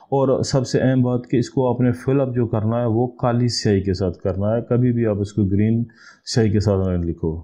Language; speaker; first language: Urdu; non-native, local second language; Punjabi